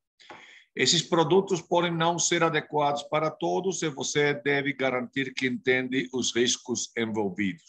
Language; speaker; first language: Portuguese; non-native, fluent; Spanish